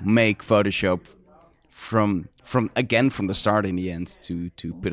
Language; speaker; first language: English; non-native, fluent; Dutch